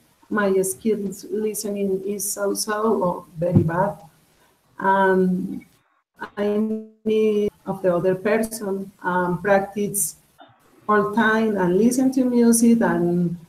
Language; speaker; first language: English; non-native, learner; Spanish